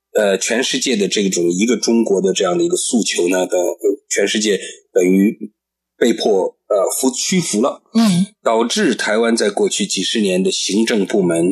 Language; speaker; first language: Chinese; native; Chinese